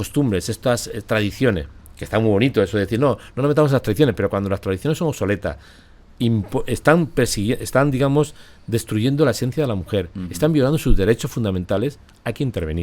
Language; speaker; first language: Spanish; native; Spanish